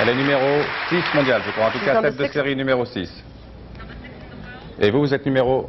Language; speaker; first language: French; native; French